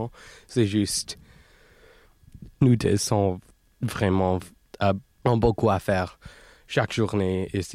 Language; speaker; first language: French; non-native, local second language; English